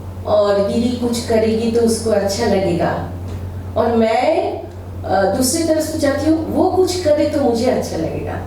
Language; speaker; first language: Hindi; non-native, local second language; Bangla